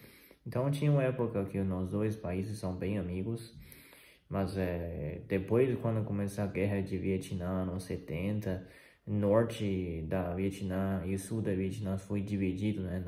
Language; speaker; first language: Portuguese; non-native, fluent; Chinese